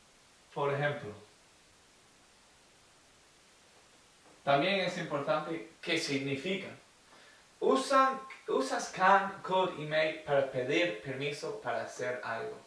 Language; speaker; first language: Spanish; non-native, learner; English